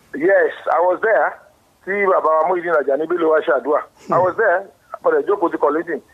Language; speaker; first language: English; non-native, local second language; Yoruba